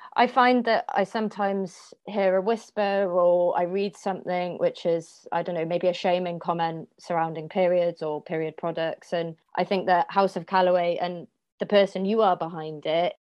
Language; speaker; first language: English; native; English